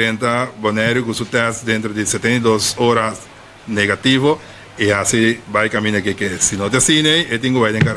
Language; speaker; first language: Spanish; non-native, learner; Papiamento